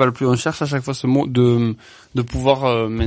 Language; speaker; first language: French; native; French